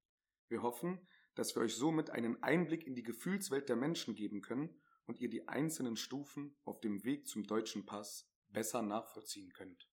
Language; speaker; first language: German; native; German